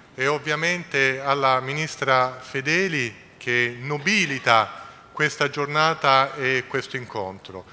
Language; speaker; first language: Italian; native; Italian